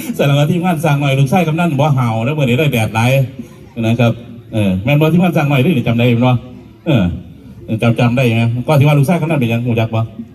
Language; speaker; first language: Thai; native; Thai